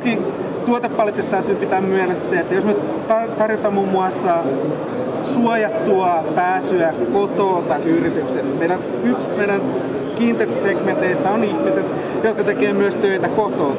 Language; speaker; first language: Finnish; native; Finnish